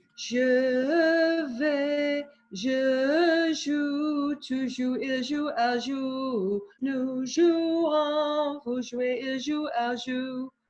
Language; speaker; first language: French; non-native, learner; English